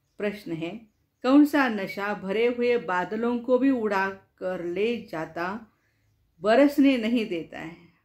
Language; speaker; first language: Hindi; non-native, local second language; Marathi